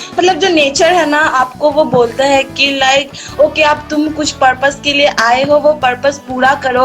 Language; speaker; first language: Hindi; non-native, local second language; Assamese